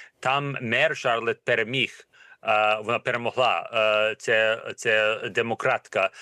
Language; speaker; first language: Ukrainian; early bilingual, heritage; Ukrainian